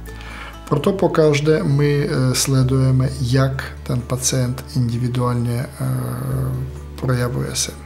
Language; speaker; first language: Czech; non-native, fluent; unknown